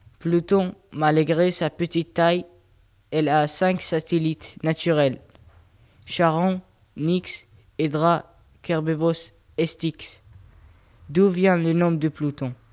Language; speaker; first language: French; non-native, learner; Arabic